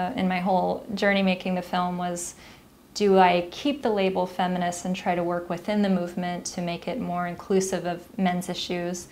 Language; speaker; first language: English; native; English